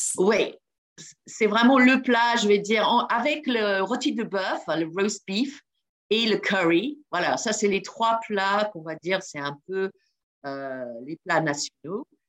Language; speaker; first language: French; non-native, fluent; English